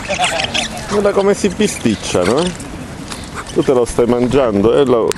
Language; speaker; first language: Italian; native; Italian